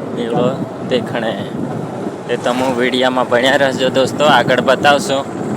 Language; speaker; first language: Gujarati; non-native, local second language; Rathawi